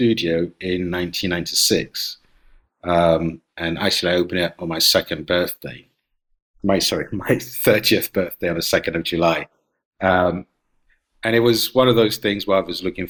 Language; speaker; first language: English; non-native, local second language; Akan